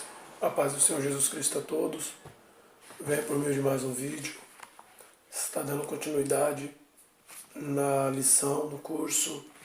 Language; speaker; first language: Portuguese; native; Portuguese